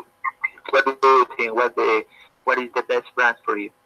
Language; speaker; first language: English; non-native, learner; Spanish